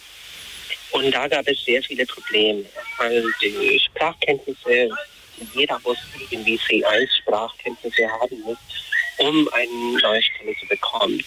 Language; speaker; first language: German; non-native, fluent; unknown